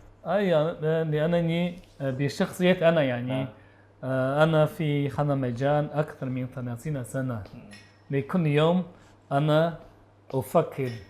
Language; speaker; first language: Arabic; non-native, learner; Chinese